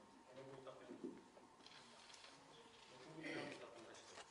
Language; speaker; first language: Korean; native; Korean